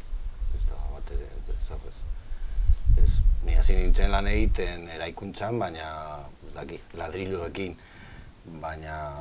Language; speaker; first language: Basque; non-native, local second language; Spanish